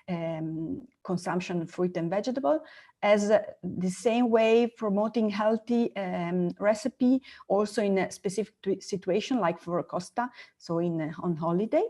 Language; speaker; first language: English; non-native, learner; Italian